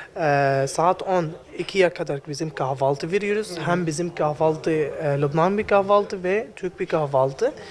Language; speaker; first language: Turkish; non-native, learner; Arabic